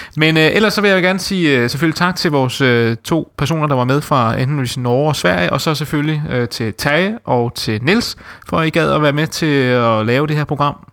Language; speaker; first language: Danish; native; Danish